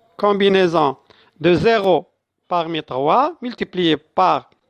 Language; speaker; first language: French; non-native, local second language; Arabic